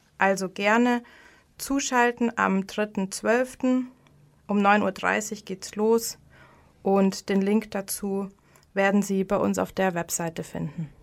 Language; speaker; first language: German; native; German